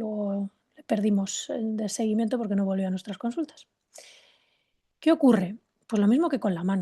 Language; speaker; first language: Spanish; native; Spanish